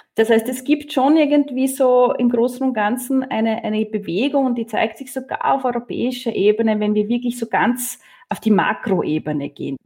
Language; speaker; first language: German; native; German